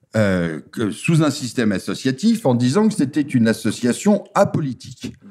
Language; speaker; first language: French; native; French